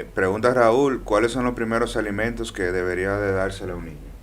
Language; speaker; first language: Spanish; native; Spanish